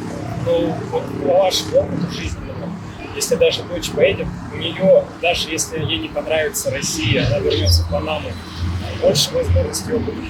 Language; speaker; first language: Russian; native; Russian